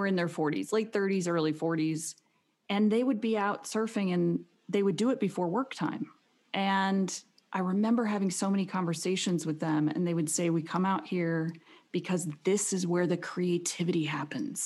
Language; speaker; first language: English; native; English